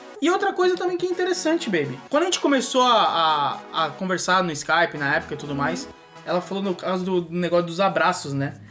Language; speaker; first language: Portuguese; native; Portuguese